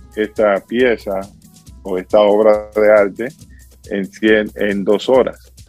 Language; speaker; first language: Spanish; native; Spanish